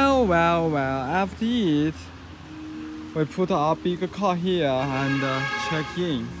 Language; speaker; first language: English; non-native, learner; Chinese